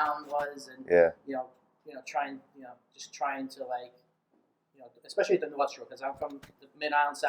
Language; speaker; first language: English; native; English